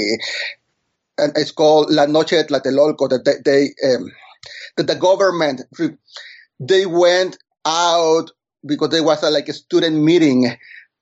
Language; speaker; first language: English; non-native, fluent; Spanish